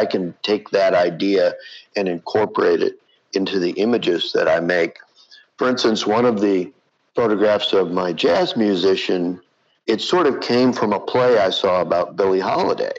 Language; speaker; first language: English; native; English